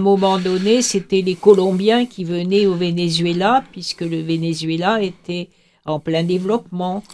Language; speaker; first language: French; native; French